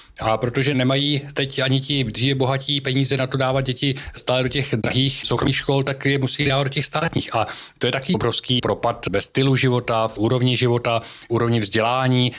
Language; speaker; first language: Czech; native; Czech